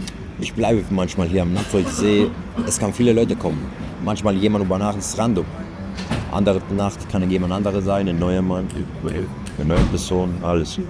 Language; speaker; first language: German; non-native, learner; Greek